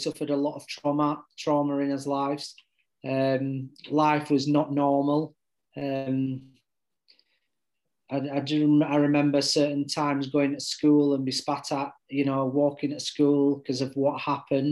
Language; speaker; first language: English; native; English